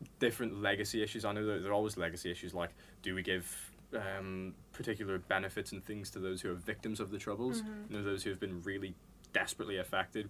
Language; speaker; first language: English; native; English